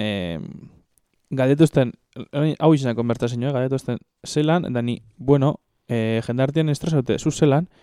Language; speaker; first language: Basque; native; Basque